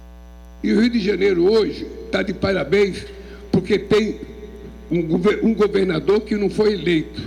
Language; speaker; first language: Portuguese; native; Portuguese